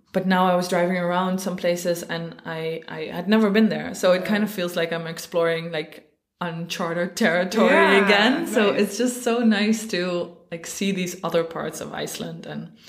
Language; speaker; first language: English; non-native, fluent; Dutch